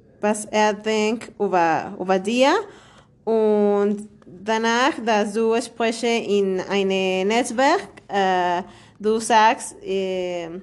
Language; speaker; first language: German; non-native, learner; Spanish